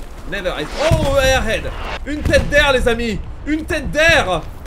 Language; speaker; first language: French; native; French